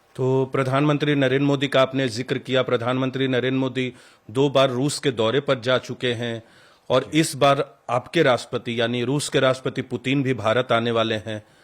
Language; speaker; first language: Hindi; native; Hindi